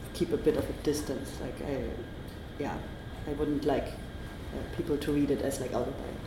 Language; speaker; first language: English; non-native, fluent; German